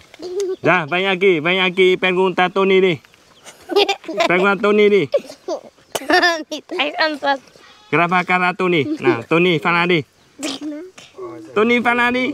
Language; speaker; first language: Portuguese; non-native, learner; Vietnamese